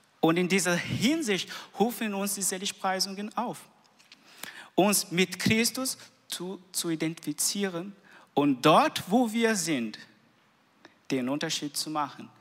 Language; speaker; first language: German; non-native, learner; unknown